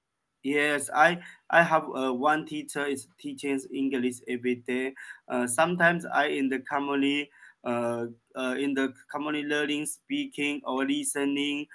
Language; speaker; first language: English; non-native, learner; Chinese